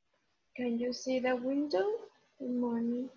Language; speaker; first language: English; non-native, fluent; Spanish